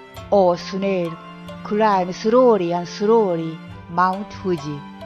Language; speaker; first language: English; non-native, fluent; Japanese